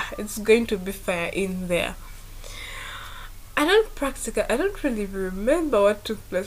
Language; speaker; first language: English; non-native, local second language; Ganda